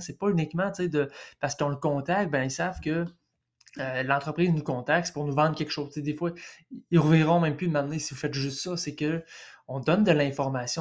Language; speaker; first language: French; native; French